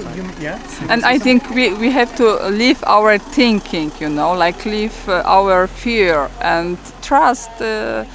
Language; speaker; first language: English; non-native, learner; Polish